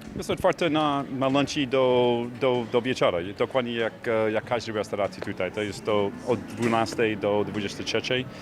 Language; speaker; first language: Polish; non-native, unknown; English